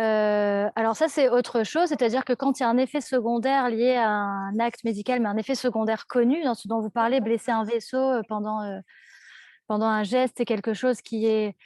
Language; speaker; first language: French; native; French